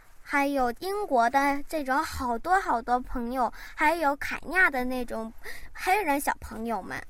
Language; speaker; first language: Chinese; early bilingual, heritage; Chinese